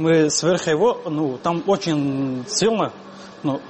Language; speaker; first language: Russian; non-native, learner; Tajik